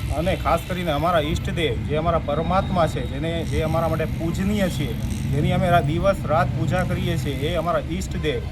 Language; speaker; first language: Gujarati; non-native, local second language; Sindhi